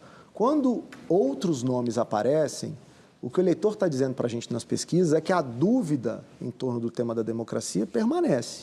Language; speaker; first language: Portuguese; native; Portuguese